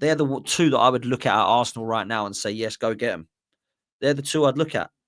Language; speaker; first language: English; native; English